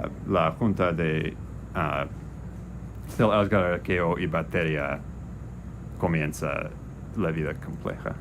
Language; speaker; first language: Spanish; non-native, learner; English